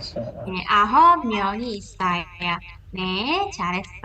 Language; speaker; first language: Korean; non-native, fluent; Indonesian